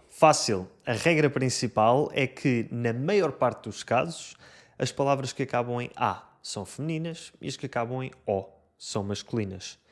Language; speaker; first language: Portuguese; native; Portuguese